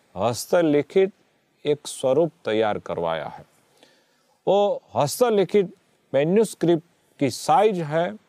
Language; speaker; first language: Hindi; non-native, local second language; Gujarati